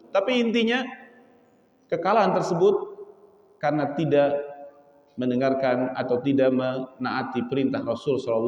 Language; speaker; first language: Indonesian; native; Indonesian